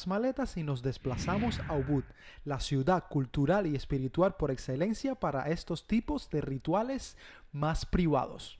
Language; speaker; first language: Spanish; native; Spanish